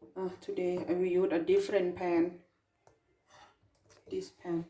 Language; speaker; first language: English; non-native, learner; Thai